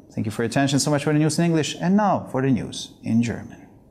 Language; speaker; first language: English; non-native, fluent; Hungarian